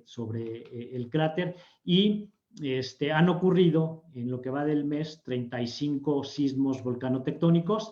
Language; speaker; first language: Spanish; native; Spanish